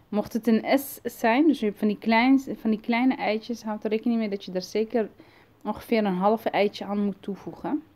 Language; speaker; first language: Dutch; early bilingual, other home language; Arabic